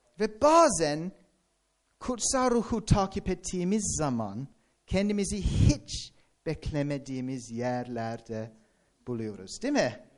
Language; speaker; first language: Turkish; non-native, fluent; English